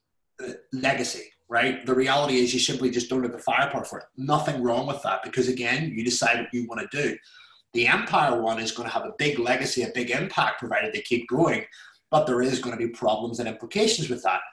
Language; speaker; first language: English; native; English